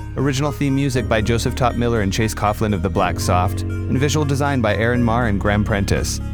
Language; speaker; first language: English; native; English